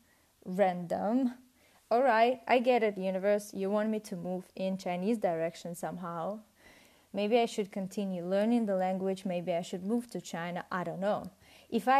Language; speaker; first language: English; non-native, fluent; Russian